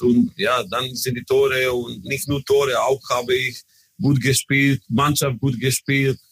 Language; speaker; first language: German; non-native, learner; Croatian